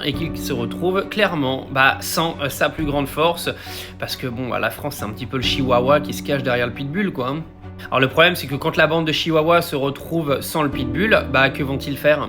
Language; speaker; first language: French; native; French